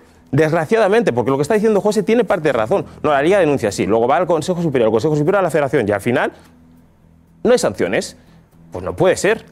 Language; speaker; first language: Spanish; native; Spanish